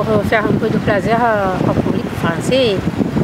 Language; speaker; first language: French; non-native, learner; Kabuverdianu